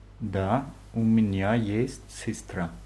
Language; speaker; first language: Russian; non-native, learner; German